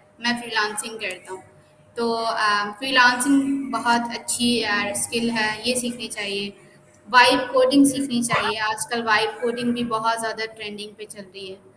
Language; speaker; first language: Urdu; non-native, local second language; Sindhi